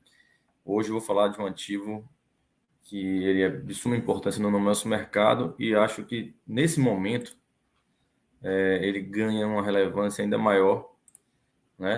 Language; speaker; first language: Portuguese; native; Portuguese